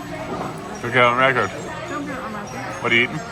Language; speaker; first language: English; native; English